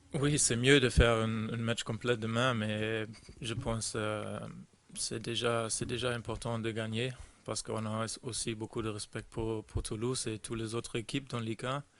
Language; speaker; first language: French; non-native, fluent; German